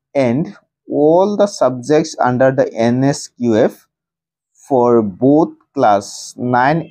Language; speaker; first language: English; non-native, local second language; Assamese